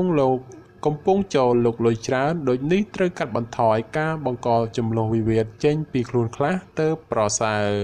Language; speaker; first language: Khmer; native; Khmer